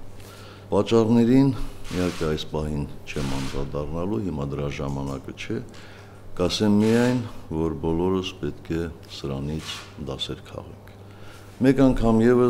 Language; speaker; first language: Armenian; native; Armenian